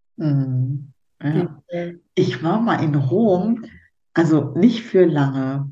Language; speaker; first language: German; native; German